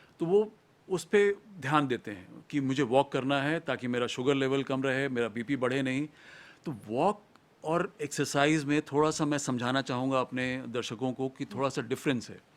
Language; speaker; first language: Hindi; native; Hindi